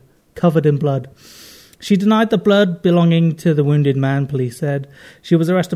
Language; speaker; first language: English; native; English